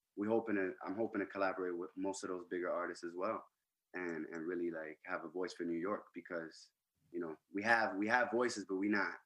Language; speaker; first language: English; early bilingual, other home language; Spanish